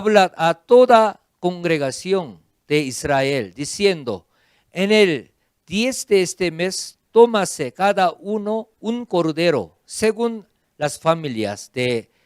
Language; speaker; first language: Spanish; non-native, fluent; Korean